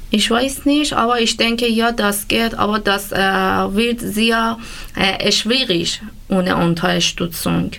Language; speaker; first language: German; non-native, learner; Persian